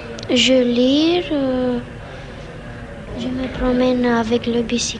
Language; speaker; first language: French; non-native, learner; Romanian